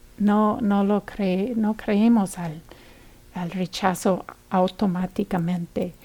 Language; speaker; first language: Spanish; non-native, fluent; English